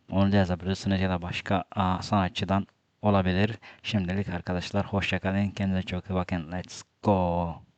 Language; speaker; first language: Turkish; non-native, fluent; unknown